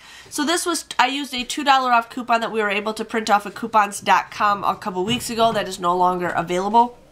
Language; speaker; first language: English; native; English